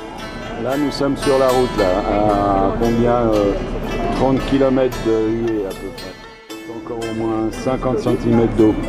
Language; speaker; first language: French; native; French